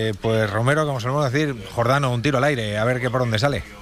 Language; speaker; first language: Spanish; native; Spanish